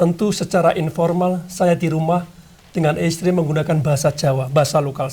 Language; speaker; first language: Indonesian; non-native, local second language; Javanese